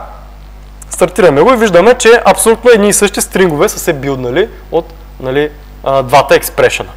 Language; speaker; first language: Bulgarian; native; Bulgarian